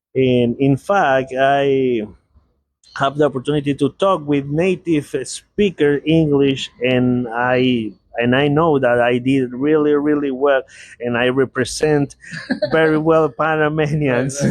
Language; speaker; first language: English; non-native, learner; Spanish